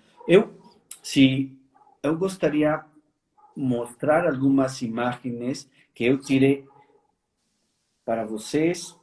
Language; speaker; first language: Portuguese; non-native, fluent; Spanish